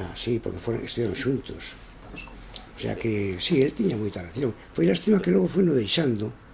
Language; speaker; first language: Galician; non-native, local second language; Catalan